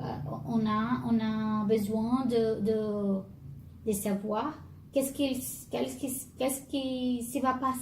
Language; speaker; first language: French; non-native, learner; Portuguese